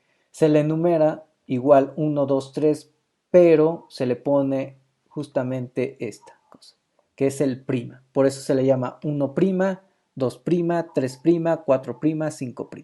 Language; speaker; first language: Spanish; native; Spanish